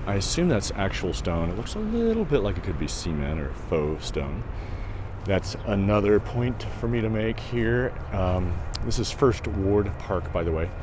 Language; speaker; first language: English; native; English